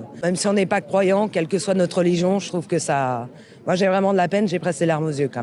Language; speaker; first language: French; native; French